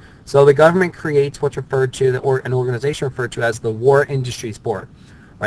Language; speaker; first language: English; native; English